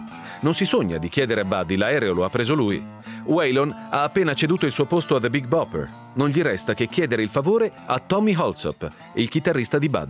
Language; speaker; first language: Italian; native; Italian